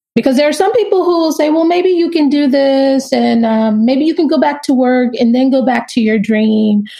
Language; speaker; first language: English; native; English